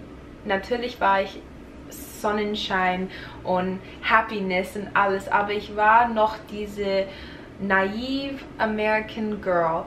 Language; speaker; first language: German; non-native, fluent; English